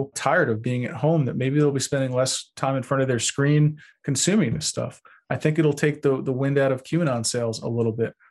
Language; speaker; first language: English; native; English